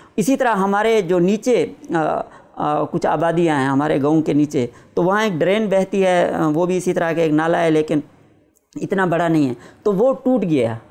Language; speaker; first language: Urdu; non-native, local second language; Saraiki